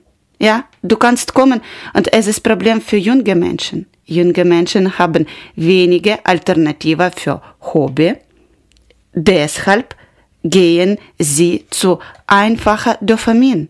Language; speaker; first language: German; non-native, learner; Ukrainian